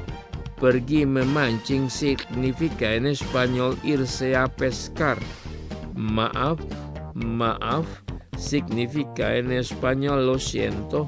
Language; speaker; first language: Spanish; non-native, fluent; Indonesian